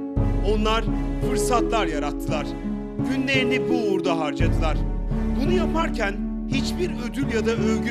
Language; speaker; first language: Turkish; native; Turkish